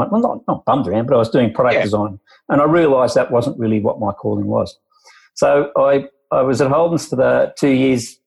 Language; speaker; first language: English; native; English